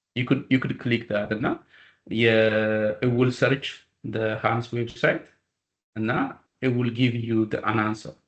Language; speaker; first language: English; non-native, local second language; Amharic